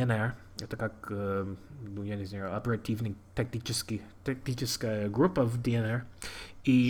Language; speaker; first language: Russian; non-native, learner; English